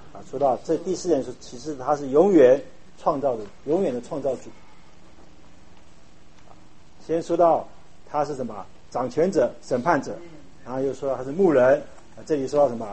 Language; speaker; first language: Chinese; native; Chinese